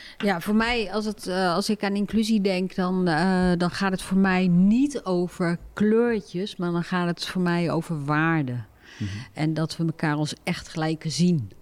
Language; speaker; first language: Dutch; early bilingual, other home language; Turkish